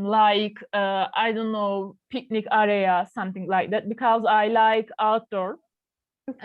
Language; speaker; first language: English; non-native, learner; Turkish